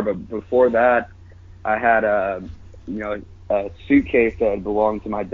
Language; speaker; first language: English; native; English